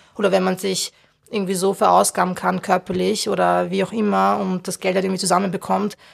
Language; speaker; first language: German; early bilingual, other home language; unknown